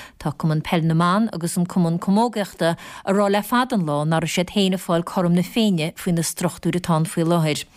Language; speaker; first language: Irish; native; Irish